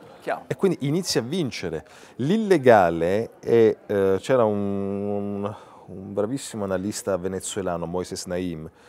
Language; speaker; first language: Italian; native; Italian